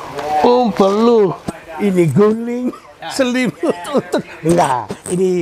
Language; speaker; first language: Indonesian; non-native, learner; Dutch